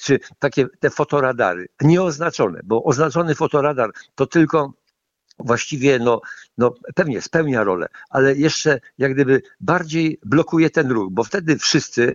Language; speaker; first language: Polish; native; Polish